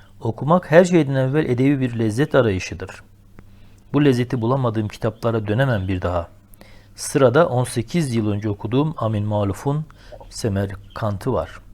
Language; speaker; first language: Turkish; native; Turkish